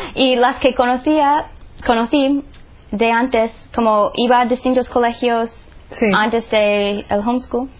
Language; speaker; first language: Spanish; non-native, fluent; English